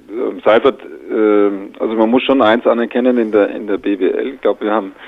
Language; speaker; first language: German; native; German